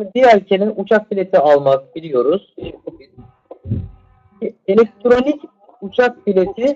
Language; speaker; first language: Turkish; non-native, fluent; Russian